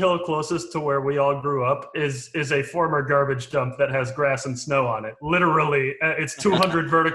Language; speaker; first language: English; native; English